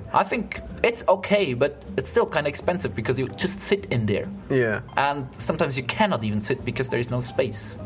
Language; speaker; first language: English; non-native, fluent; German